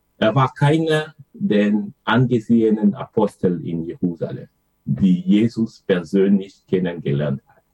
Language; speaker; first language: German; non-native, fluent; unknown